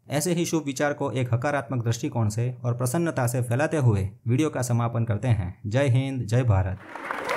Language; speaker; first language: Hindi; native; Hindi